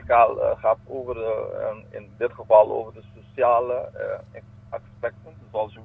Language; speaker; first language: Dutch; non-native, local second language; Papiamento